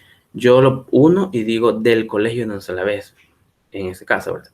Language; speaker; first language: Spanish; native; Spanish